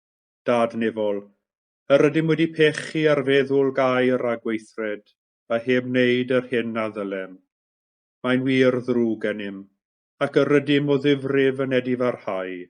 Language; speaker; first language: Welsh; native; Welsh